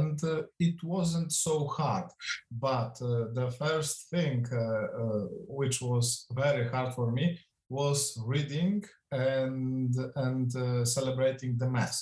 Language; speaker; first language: English; non-native, fluent; Polish